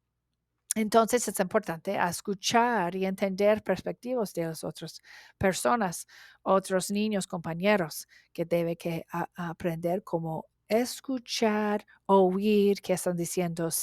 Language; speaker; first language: Spanish; non-native, learner; English